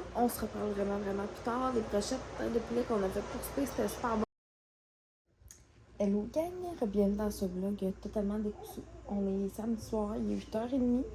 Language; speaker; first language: French; native; French